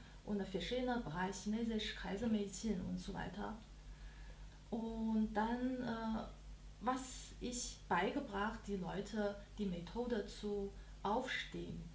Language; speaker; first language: German; non-native, learner; Chinese